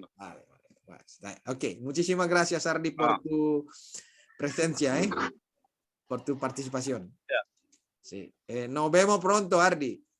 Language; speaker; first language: Spanish; non-native, fluent; Indonesian